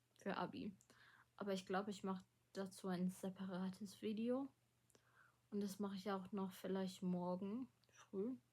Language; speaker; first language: German; non-native, local second language; English